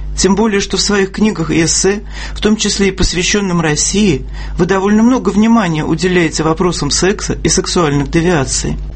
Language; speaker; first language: Russian; native; Russian